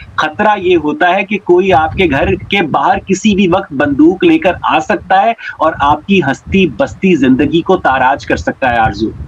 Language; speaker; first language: Urdu; native; Urdu